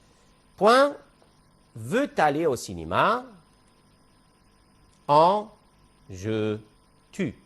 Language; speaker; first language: French; non-native, fluent; Arabic